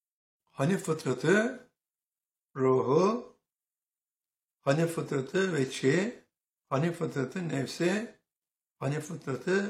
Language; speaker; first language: Turkish; native; Turkish